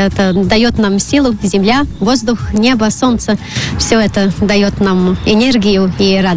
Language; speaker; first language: Russian; non-native, local second language; Latvian